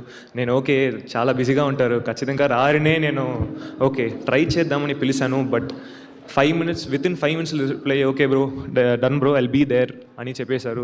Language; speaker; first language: Telugu; non-native, learner; Tamil